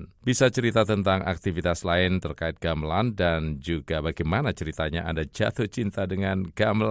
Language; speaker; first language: Indonesian; native; Indonesian